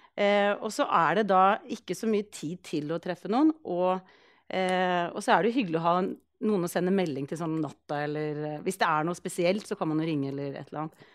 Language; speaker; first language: Norwegian; early bilingual, other home language; Icelandic